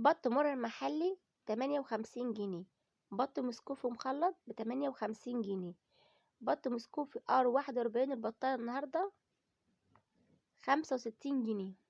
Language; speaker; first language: Arabic; native; Arabic